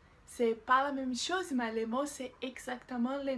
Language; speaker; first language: French; non-native, learner; Portuguese